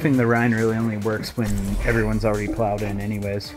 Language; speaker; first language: English; native; English